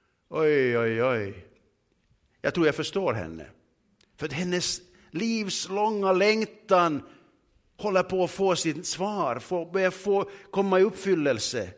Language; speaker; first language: Swedish; native; Swedish